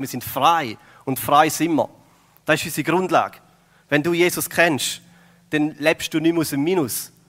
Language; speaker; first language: German; native; German